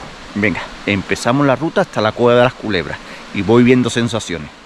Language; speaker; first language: Spanish; native; Spanish